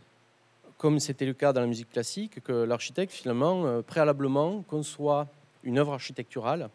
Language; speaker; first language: French; native; French